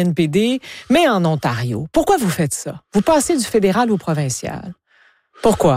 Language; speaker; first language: French; native; French